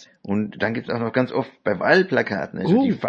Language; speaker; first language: German; native; German